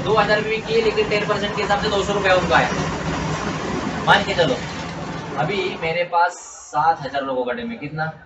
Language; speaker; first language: Hindi; non-native, local second language; Marathi